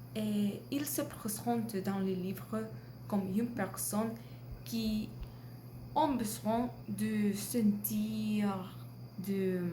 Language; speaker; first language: French; non-native, learner; Spanish